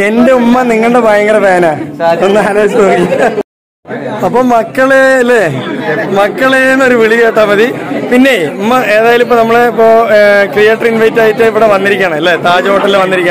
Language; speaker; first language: Malayalam; native; Malayalam